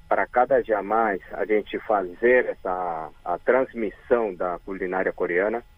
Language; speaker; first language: Portuguese; early bilingual, other home language; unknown